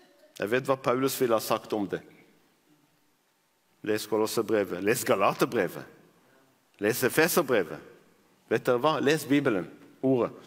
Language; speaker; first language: Norwegian; non-native, fluent; Arabic